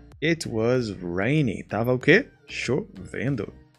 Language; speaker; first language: English; non-native, fluent; Portuguese